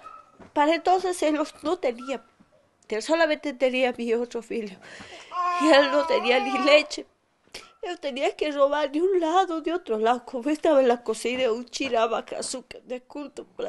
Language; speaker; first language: Portuguese; non-native, learner; Spanish